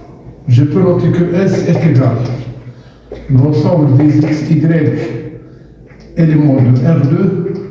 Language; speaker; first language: French; non-native, local second language; Arabic